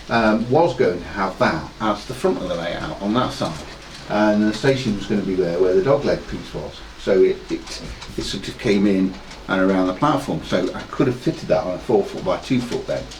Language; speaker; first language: English; native; English